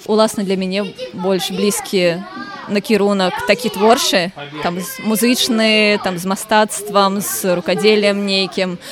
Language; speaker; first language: Belarusian; native; Belarusian